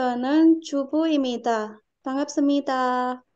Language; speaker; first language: Korean; non-native, learner; Indonesian